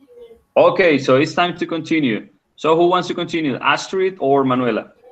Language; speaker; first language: English; non-native, fluent; Spanish